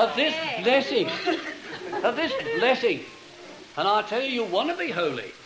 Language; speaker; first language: English; native; English